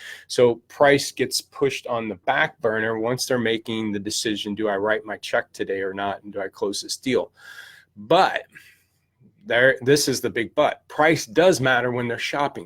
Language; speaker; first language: English; native; English